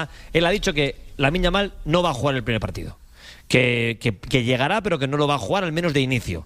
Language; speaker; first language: Spanish; native; Spanish